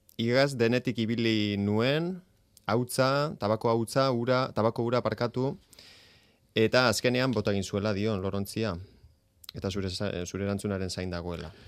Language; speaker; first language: Basque; native; Basque